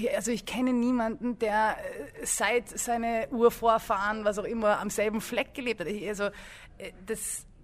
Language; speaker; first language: German; early bilingual, other home language; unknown